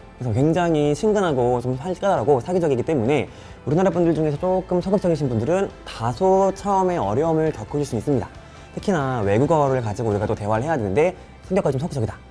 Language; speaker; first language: Korean; native; Korean